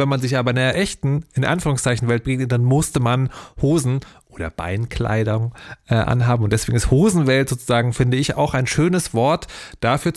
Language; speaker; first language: German; native; German